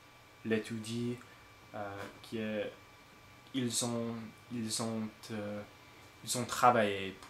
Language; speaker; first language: French; non-native, learner; English